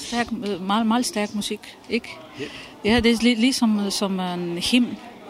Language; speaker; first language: Danish; non-native, fluent; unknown